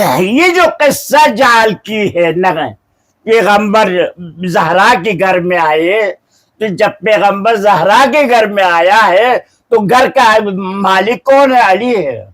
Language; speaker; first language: Urdu; non-native, local second language; Balti